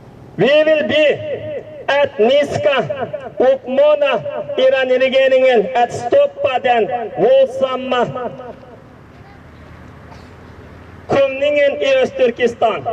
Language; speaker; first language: Swedish; non-native, learner; Uyghur